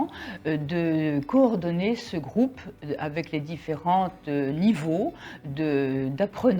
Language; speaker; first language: French; native; French